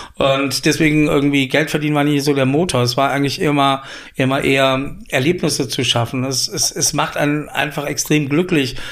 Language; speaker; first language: German; native; German